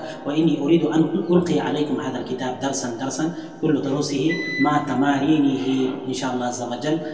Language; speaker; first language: Arabic; non-native, fluent; Urdu